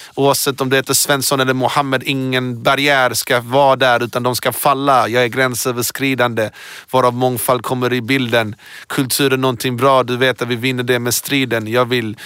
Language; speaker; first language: Swedish; early bilingual, other home language; Persian